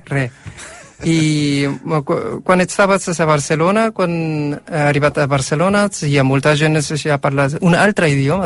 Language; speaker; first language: Catalan; non-native, learner; Korean